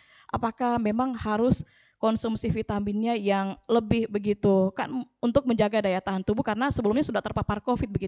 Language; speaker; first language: Indonesian; native; Indonesian